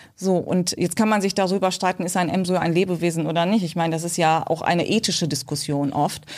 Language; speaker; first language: German; early bilingual, other home language; Turkish